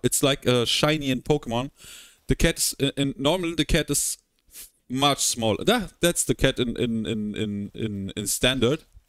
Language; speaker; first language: English; non-native, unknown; German